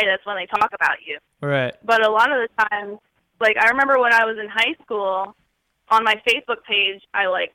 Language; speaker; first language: English; native; English